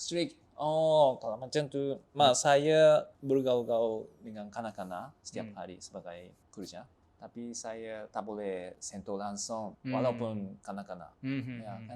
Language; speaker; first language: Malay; non-native, fluent; Japanese